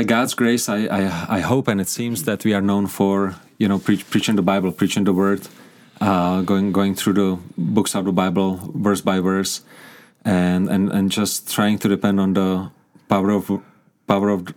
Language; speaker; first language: English; non-native, fluent; Czech